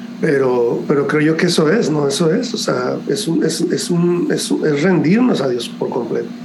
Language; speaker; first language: Spanish; native; Spanish